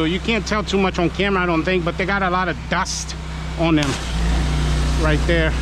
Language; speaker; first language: English; native; English